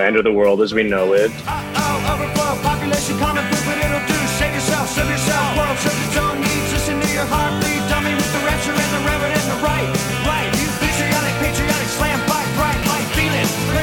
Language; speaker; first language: English; native; English